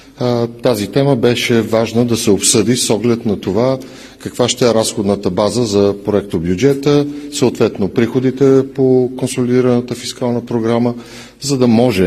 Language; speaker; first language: Bulgarian; native; Bulgarian